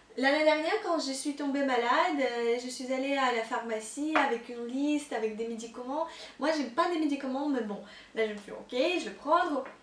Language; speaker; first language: French; non-native, fluent; Russian